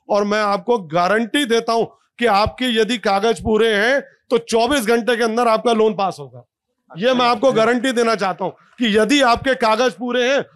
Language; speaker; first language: Hindi; native; Hindi